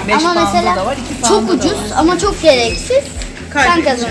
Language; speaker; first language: Turkish; early bilingual, heritage; Turkish